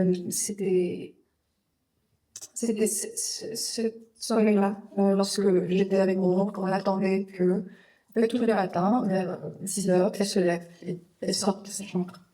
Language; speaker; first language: French; non-native, fluent; Vietnamese